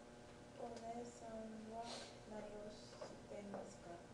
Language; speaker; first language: Japanese; non-native, learner; English